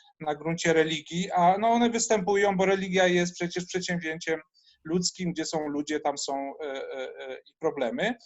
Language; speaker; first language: Polish; native; Polish